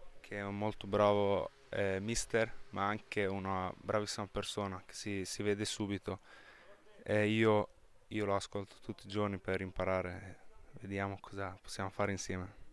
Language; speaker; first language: Italian; non-native, learner; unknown